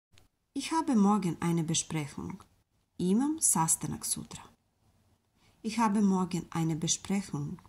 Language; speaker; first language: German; non-native, fluent; Serbian